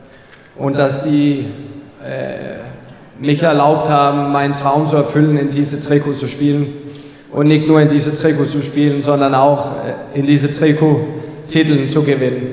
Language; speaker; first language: German; non-native, fluent; Danish